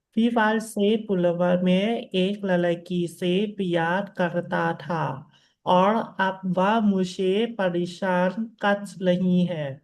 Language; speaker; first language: Hindi; non-native, learner; Thai